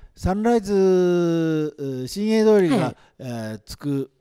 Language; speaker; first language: Japanese; native; Japanese